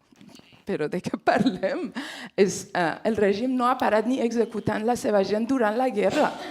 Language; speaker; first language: Catalan; non-native, fluent; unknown